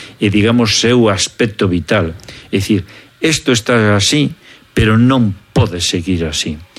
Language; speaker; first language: Galician; native; Galician